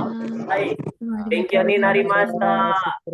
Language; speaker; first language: Japanese; non-native, learner; Indonesian